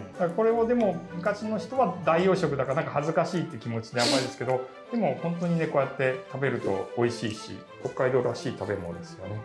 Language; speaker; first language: Japanese; native; Japanese